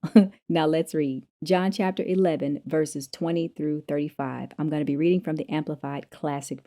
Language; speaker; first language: English; native; English